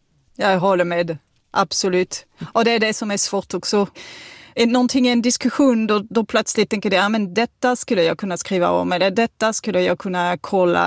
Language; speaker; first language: Swedish; non-native, fluent; French